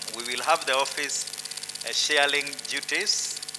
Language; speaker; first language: English; non-native, local second language; Kikuyu